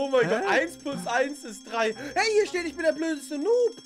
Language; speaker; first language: German; native; German